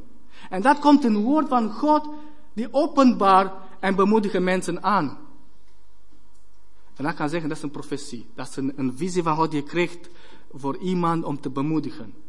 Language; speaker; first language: Dutch; non-native, fluent; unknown